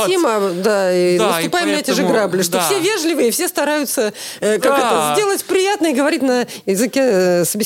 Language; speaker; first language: Russian; native; Russian